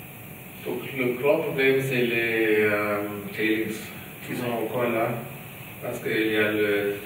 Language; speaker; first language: French; non-native, learner; German